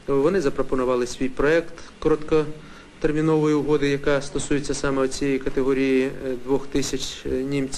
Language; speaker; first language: Ukrainian; native; Ukrainian